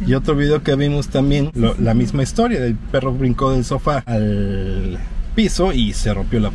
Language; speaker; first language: Spanish; native; Spanish